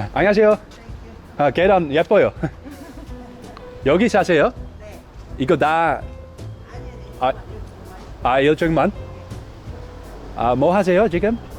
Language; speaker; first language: Korean; non-native, learner; Dutch